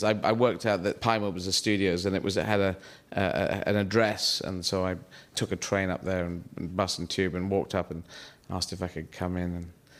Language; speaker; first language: English; native; English